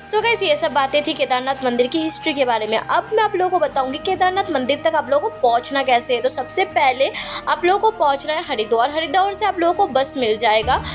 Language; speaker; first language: Hindi; non-native, local second language; Bangla